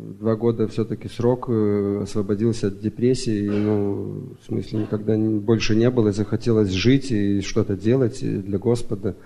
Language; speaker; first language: Russian; non-native, fluent; Lithuanian